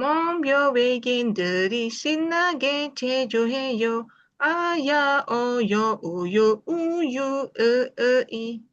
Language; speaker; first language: Korean; non-native, learner; Indonesian